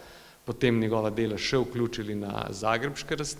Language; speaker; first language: Slovenian; native; Slovenian